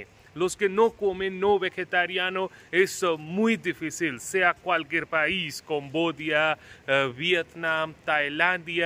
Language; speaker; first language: Spanish; non-native, fluent; Hindi